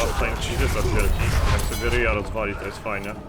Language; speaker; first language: Polish; native; Polish